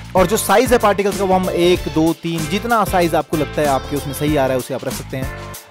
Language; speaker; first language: Hindi; native; Hindi